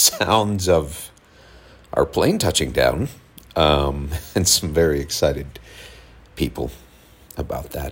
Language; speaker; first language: English; native; English